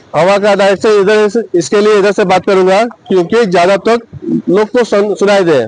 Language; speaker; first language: Hindi; non-native, local second language; Bangla